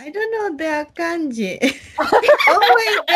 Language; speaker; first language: English; non-native, learner; Japanese